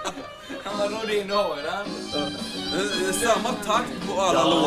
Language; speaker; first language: Swedish; native; Swedish